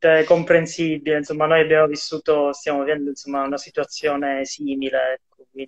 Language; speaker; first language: Italian; native; Italian